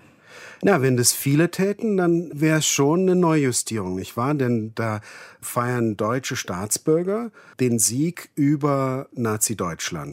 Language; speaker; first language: German; native; German